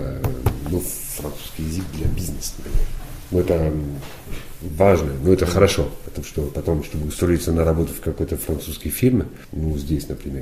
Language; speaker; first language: Russian; non-native, fluent; French